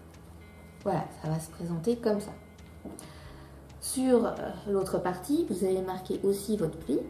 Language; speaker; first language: French; native; French